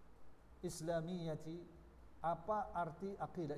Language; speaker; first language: Arabic; non-native, learner; Indonesian